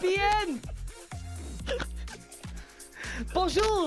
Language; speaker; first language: French; non-native, learner; English